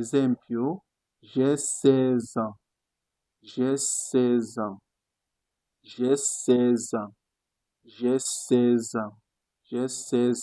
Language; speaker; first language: French; non-native, fluent; Italian